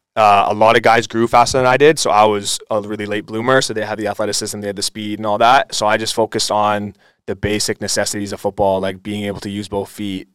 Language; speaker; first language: English; native; English